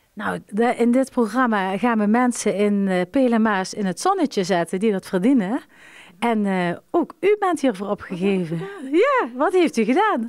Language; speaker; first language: Dutch; native; Dutch